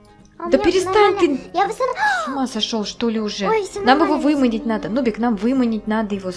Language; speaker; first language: Russian; native; Russian